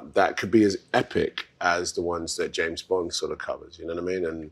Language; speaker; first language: English; native; English